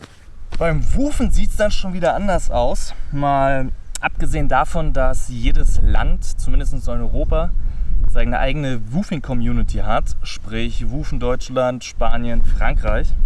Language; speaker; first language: German; native; German